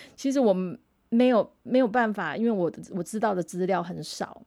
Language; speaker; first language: Chinese; non-native, local second language; Min Nan Chinese